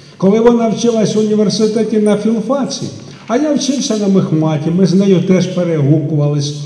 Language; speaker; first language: Ukrainian; native; Ukrainian